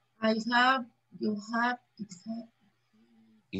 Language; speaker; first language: English; non-native, learner; Spanish